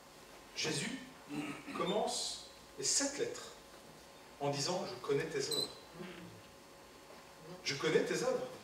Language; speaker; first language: French; native; French